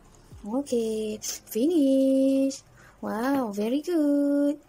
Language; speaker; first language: English; non-native, local second language; Malay